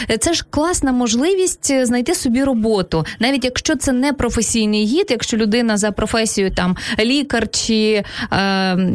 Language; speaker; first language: Ukrainian; native; Ukrainian